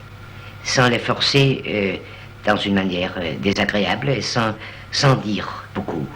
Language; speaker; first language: French; non-native, learner; Danish